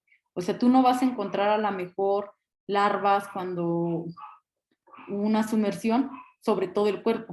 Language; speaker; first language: Spanish; native; Spanish